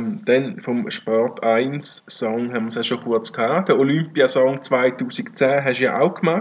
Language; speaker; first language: German; native; German